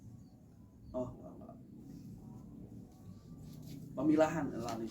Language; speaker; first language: Indonesian; non-native, local second language; Javanese